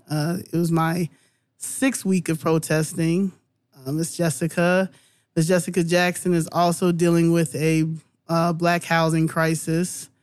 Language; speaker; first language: English; native; English